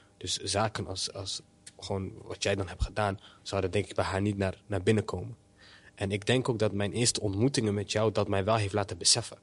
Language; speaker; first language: Dutch; early bilingual, other home language; Somali